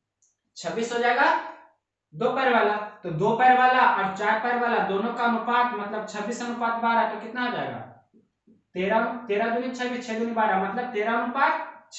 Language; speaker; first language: Hindi; native; Hindi